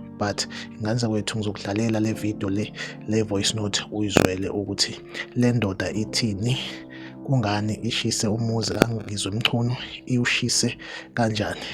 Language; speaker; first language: Zulu; native; Zulu